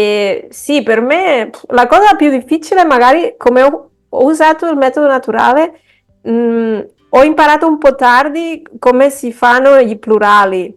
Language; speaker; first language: Italian; non-native, fluent; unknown